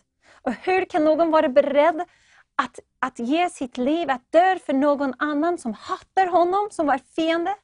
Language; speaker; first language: Swedish; non-native, fluent; English